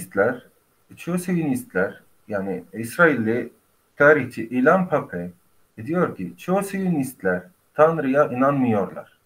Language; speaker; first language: Turkish; non-native, fluent; Arabic